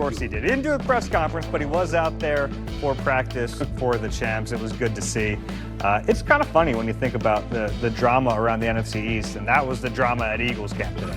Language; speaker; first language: English; native; English